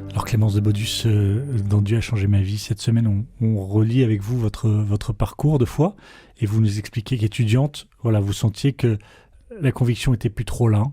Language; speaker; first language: French; native; French